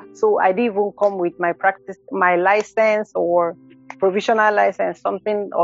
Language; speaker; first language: English; non-native, local second language; Igbo